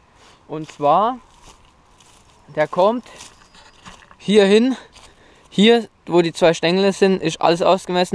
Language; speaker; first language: German; native; German